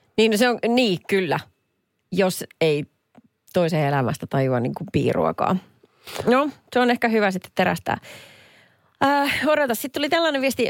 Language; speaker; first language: Finnish; native; Finnish